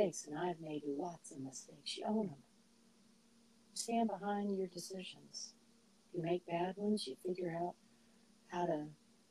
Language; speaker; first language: English; native; English